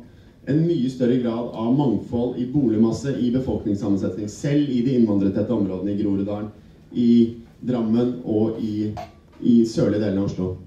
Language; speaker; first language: Norwegian; native; Norwegian